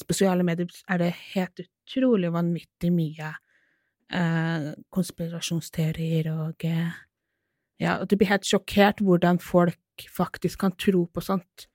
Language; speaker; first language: Norwegian; native; Norwegian